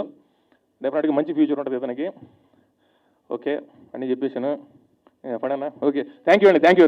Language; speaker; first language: Telugu; native; Telugu